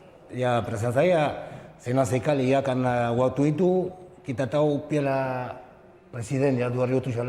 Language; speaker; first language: Indonesian; non-native, learner; Spanish